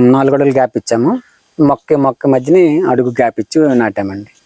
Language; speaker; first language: Telugu; native; Telugu